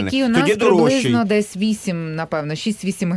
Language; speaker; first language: Ukrainian; native; Ukrainian